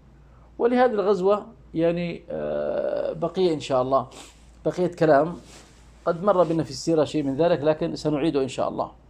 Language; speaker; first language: Arabic; native; Arabic